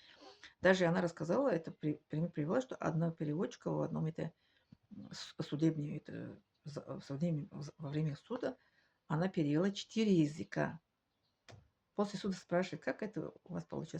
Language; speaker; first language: Russian; non-native, learner; Tajik